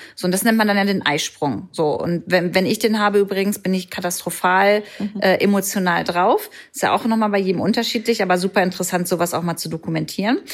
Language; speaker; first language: German; native; German